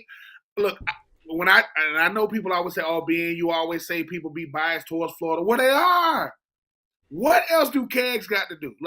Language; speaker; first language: English; native; English